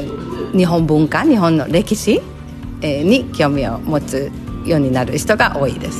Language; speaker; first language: Japanese; non-native, fluent; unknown